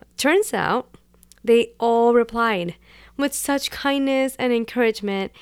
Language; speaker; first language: English; non-native, fluent; Spanish